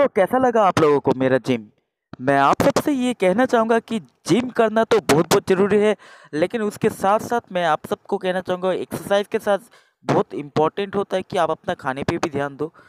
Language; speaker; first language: Hindi; non-native, local second language; Bangla